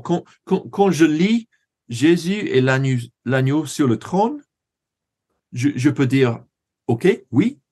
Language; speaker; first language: French; non-native, fluent; English